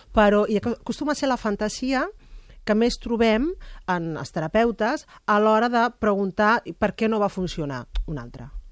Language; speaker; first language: Catalan; native; Catalan